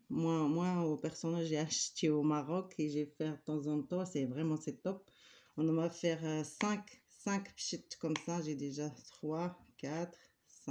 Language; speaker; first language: French; non-native, learner; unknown